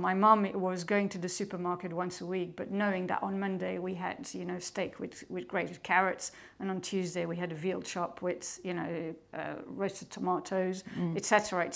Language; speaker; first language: English; non-native, fluent; French